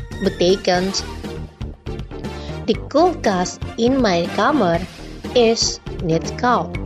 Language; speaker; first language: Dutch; non-native, learner; Indonesian